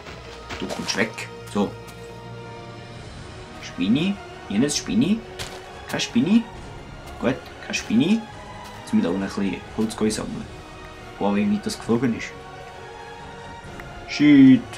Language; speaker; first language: German; native; German